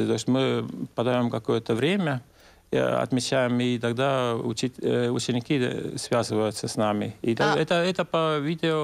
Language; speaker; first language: Russian; non-native, local second language; Estonian